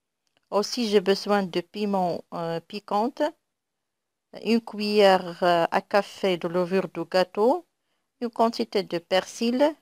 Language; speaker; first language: French; non-native, local second language; Arabic